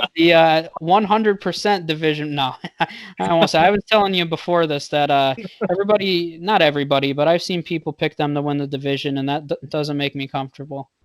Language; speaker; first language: English; native; English